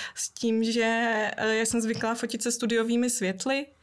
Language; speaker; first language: Czech; native; Czech